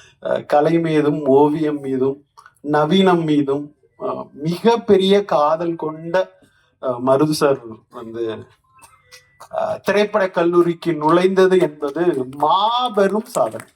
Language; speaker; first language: Tamil; native; Tamil